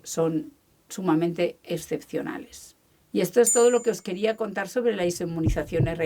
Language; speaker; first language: Spanish; native; Spanish